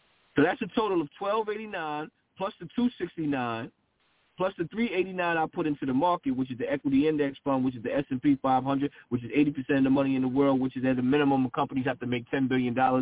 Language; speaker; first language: English; native; English